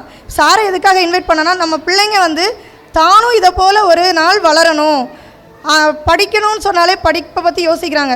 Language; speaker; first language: Tamil; native; Tamil